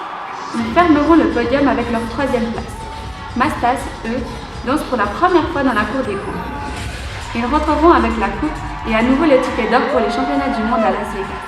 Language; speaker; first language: French; native; French